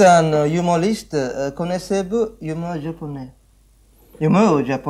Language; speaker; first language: French; non-native, learner; Japanese